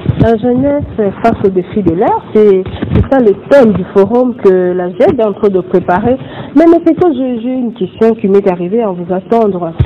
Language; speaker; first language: French; non-native, local second language; Lingala